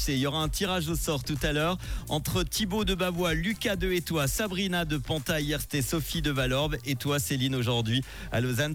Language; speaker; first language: French; native; French